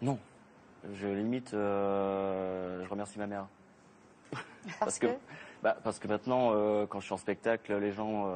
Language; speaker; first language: French; native; French